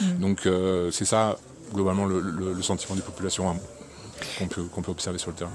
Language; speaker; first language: French; native; French